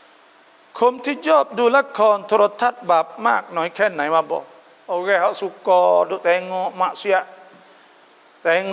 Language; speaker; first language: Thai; non-native, local second language; Malay